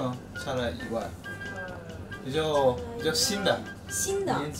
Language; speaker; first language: Chinese; non-native, fluent; Japanese